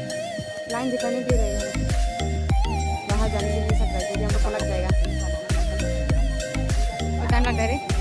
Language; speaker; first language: Hindi; non-native, local second language; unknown